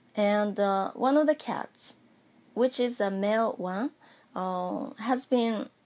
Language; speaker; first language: English; non-native, fluent; Japanese